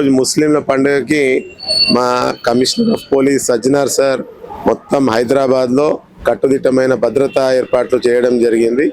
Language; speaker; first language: Telugu; native; Telugu